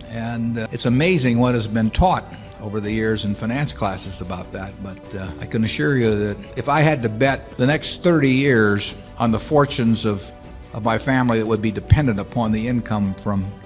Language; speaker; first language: English; native; English